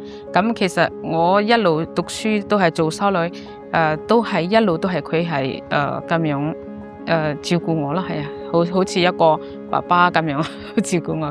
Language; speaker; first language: Cantonese; non-native, fluent; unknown